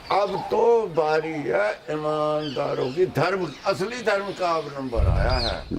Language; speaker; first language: Hindi; non-native, local second language; Punjabi